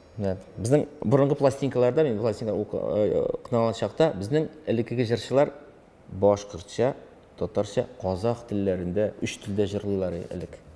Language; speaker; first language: Tatar; non-native, local second language; Russian